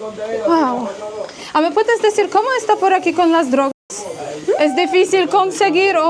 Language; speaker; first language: Spanish; non-native, fluent; Polish